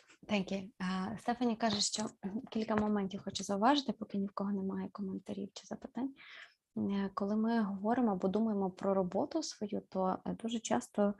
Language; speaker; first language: Ukrainian; native; Ukrainian